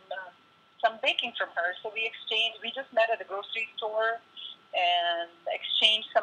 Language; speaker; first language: English; non-native, local second language; Hindi